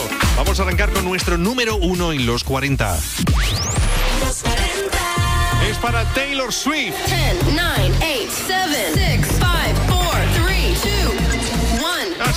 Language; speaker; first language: Spanish; native; Spanish